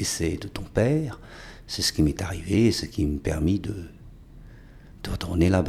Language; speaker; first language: French; non-native, fluent; Chinese